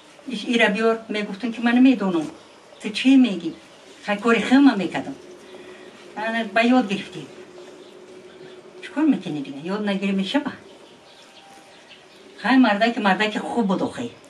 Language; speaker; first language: Persian; non-native, learner; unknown